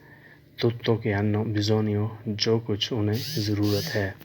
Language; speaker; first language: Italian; non-native, learner; Urdu